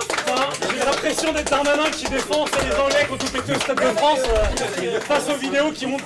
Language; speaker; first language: French; native; French